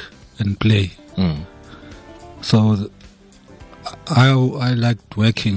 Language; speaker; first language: English; non-native, local second language; Zulu